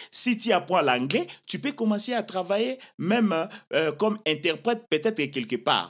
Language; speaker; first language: French; non-native, local second language; Lingala